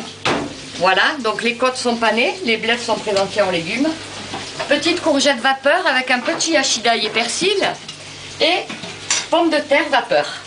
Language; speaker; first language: French; native; French